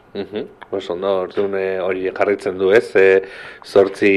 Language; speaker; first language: Basque; native; Basque